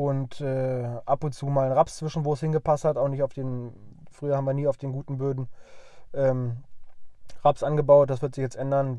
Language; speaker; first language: German; native; German